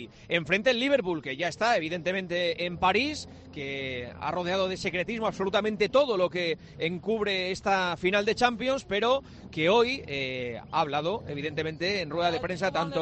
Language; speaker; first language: Spanish; native; Spanish